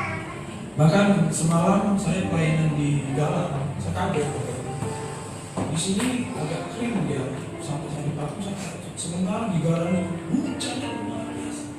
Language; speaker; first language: Indonesian; native; Indonesian